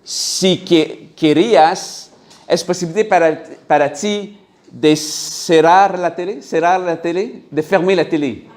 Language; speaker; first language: Spanish; non-native, learner; French